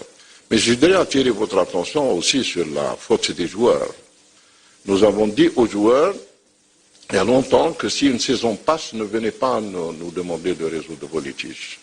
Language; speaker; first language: French; non-native, local second language; Arabic